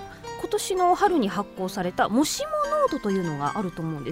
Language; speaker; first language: Japanese; native; Japanese